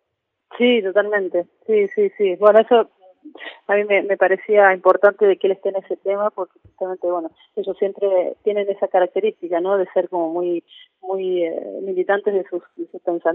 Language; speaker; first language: Spanish; native; Spanish